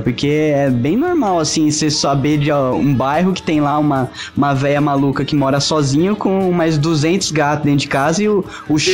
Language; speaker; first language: Portuguese; native; Portuguese